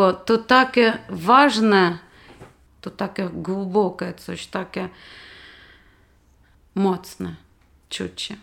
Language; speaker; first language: Polish; non-native, learner; Ukrainian